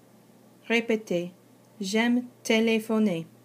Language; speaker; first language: French; non-native, fluent; English